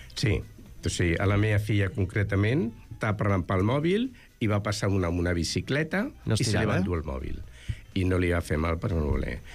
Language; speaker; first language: Catalan; native; Catalan